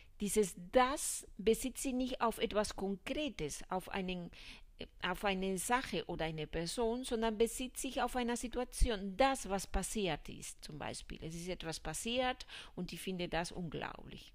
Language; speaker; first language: German; non-native, fluent; Spanish